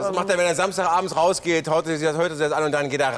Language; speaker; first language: German; native; German